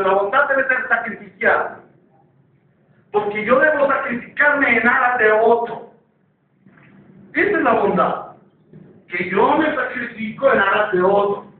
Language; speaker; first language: Spanish; native; Spanish